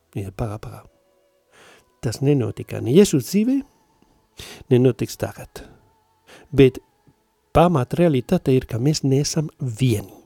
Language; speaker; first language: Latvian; non-native, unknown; Spanish